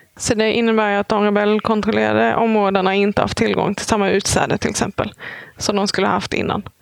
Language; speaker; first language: Swedish; native; Swedish